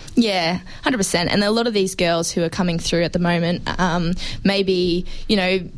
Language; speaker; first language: English; native; English